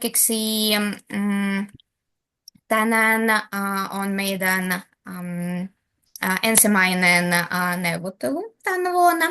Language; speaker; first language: Finnish; non-native, learner; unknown